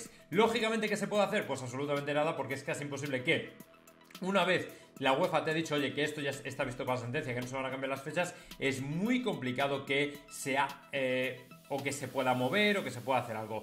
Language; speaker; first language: Spanish; native; Spanish